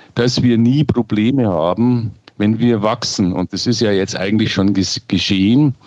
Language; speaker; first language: German; native; German